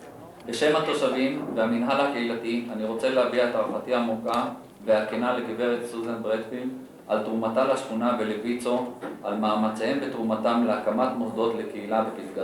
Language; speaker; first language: Hebrew; native; Hebrew